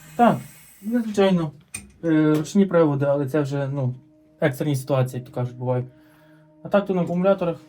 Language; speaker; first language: Ukrainian; native; Ukrainian